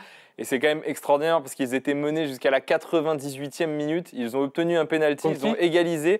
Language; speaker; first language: French; native; French